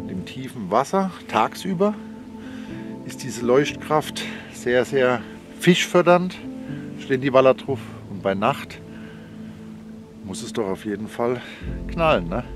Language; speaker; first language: German; native; German